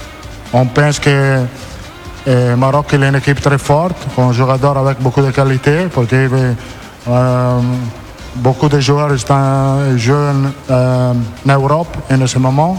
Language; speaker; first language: French; non-native, learner; Italian